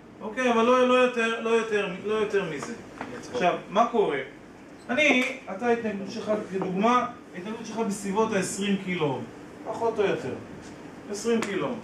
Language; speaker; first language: Hebrew; native; Hebrew